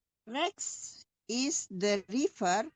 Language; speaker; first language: Dutch; non-native, learner; Indonesian